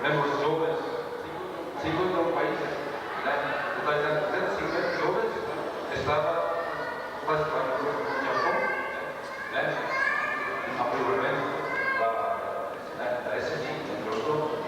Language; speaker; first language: Portuguese; non-native, learner; Japanese